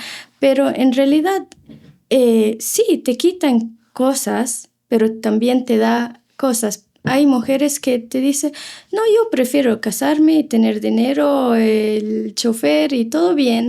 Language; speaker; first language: Spanish; non-native, fluent; Arabic